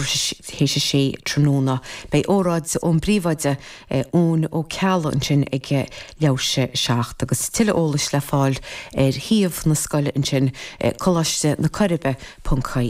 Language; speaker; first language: Irish; native; Irish